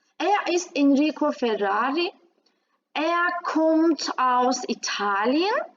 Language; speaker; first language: German; non-native, fluent; Turkish